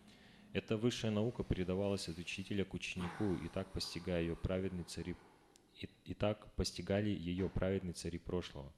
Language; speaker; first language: Russian; native; Russian